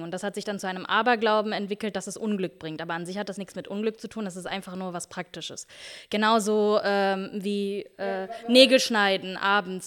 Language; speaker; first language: German; native; German